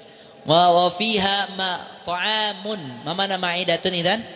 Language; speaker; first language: Arabic; non-native, fluent; Indonesian